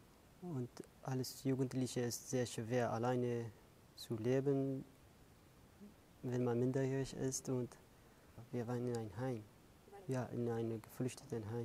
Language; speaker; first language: German; non-native, fluent; Kurdish